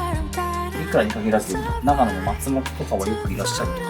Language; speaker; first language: Japanese; native; Japanese